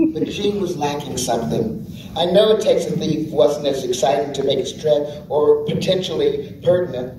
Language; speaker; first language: English; native; English